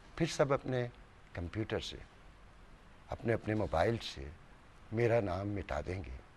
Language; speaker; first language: Urdu; native; Urdu